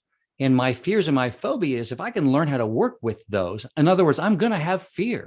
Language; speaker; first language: English; native; English